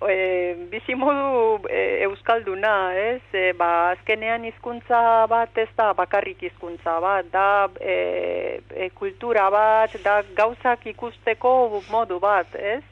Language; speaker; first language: Basque; non-native, fluent; Romanian